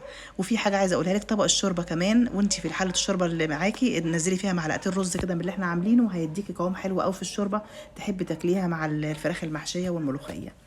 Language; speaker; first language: Arabic; native; Arabic